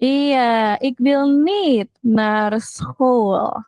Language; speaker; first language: Dutch; non-native, fluent; Indonesian